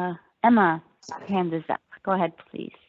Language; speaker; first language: English; native; English